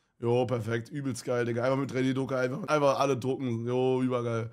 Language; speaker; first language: German; native; German